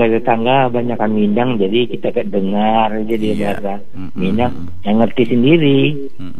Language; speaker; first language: Indonesian; non-native, local second language; Minangkabau